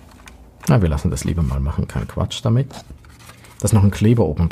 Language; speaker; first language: German; native; German